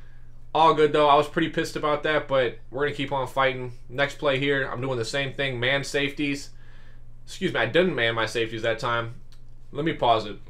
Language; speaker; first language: English; native; English